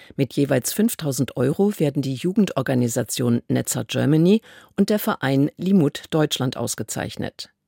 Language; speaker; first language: German; native; German